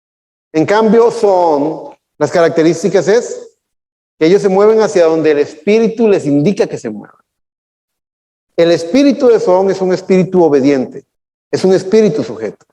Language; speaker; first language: Spanish; native; Spanish